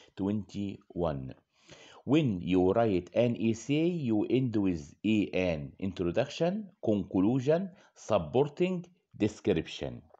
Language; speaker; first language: English; non-native, fluent; Arabic